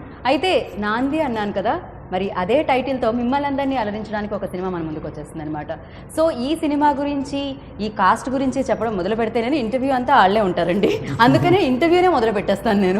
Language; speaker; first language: Telugu; native; Telugu